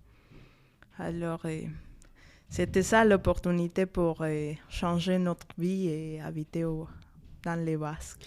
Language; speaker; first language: French; non-native, fluent; Spanish